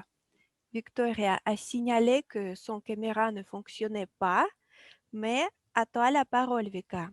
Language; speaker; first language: French; non-native, fluent; Russian